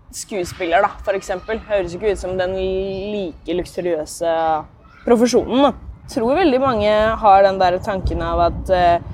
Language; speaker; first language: Norwegian; native; Norwegian